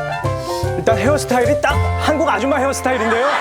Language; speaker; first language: Korean; native; Korean